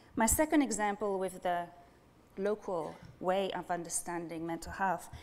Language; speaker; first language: English; non-native, fluent; French